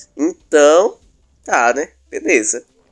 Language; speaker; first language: Portuguese; native; Portuguese